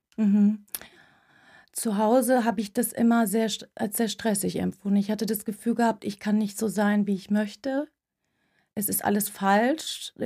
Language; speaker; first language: German; early bilingual, other home language; Turkish